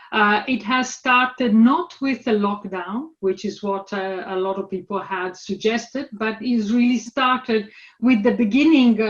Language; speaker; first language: English; non-native, fluent; Italian